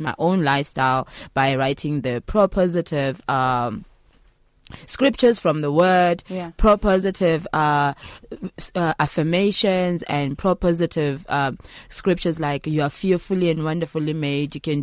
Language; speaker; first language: English; non-native, local second language; Xhosa